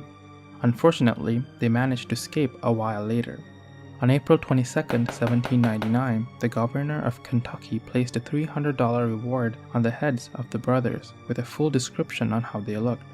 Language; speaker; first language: English; native; English